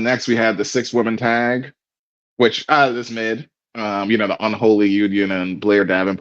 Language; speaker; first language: English; native; English